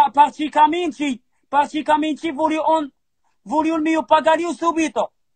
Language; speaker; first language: Italian; non-native, learner; Arabic